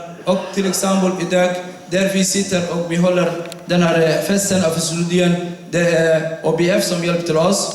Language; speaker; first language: Swedish; non-native, fluent; Somali